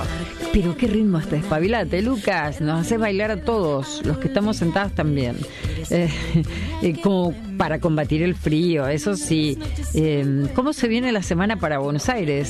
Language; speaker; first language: Spanish; native; Spanish